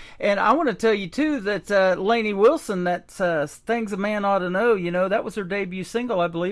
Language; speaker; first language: English; native; English